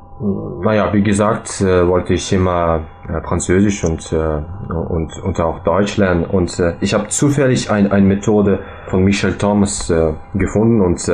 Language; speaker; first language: German; non-native, fluent; Russian